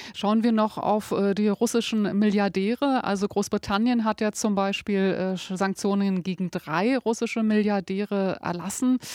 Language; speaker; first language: German; native; German